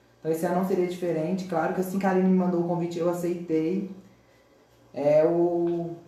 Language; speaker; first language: Portuguese; native; Portuguese